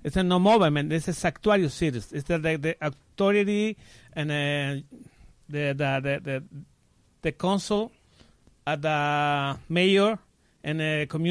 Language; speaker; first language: English; non-native, learner; Spanish